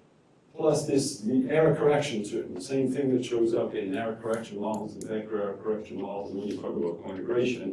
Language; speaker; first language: English; native; English